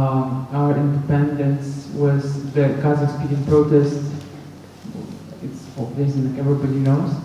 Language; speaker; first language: English; non-native, fluent; Russian